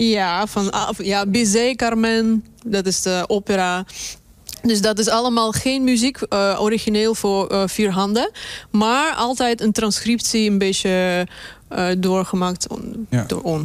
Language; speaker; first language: Dutch; non-native, fluent; Russian